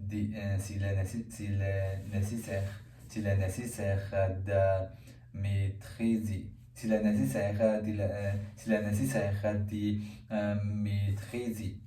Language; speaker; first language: French; non-native, learner; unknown